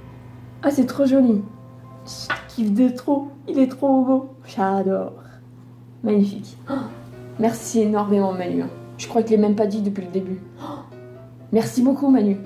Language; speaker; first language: French; native; French